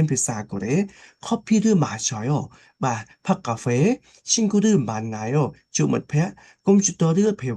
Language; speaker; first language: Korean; non-native, fluent; Khmer